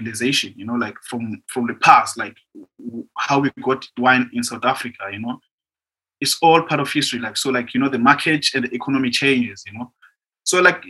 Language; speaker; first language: English; non-native, local second language; Xhosa